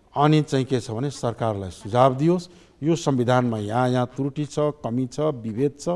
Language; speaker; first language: Nepali; non-native, local second language; Maithili